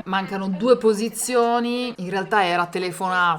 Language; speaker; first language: Italian; native; Italian